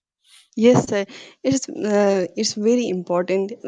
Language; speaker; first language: English; non-native, learner; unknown